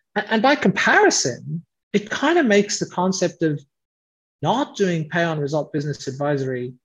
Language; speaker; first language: English; native; English